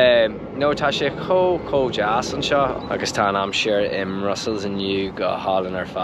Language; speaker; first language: Irish; non-native, local second language; English